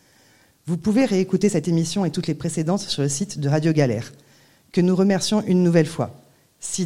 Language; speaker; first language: French; native; French